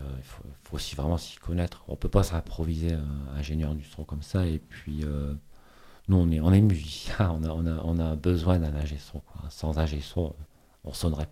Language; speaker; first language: French; native; French